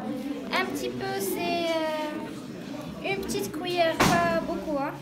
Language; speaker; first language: French; non-native, learner; Arabic